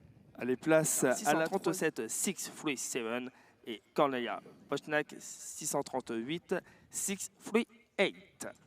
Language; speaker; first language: French; native; French